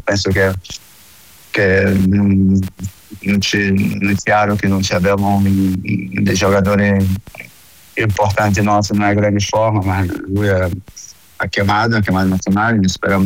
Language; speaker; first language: Italian; non-native, fluent; Portuguese